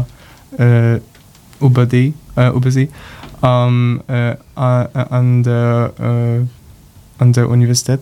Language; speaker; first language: German; non-native, learner; Polish